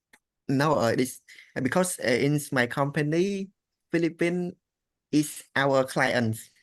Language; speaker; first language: English; non-native, learner; Khmer